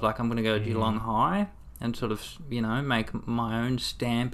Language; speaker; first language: English; native; English